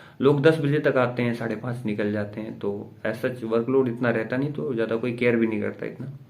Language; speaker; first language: Hindi; native; Hindi